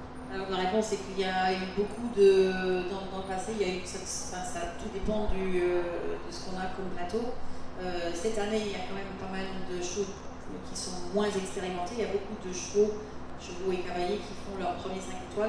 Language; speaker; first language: French; native; French